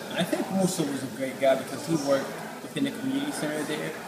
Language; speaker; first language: English; early bilingual, other home language; Somali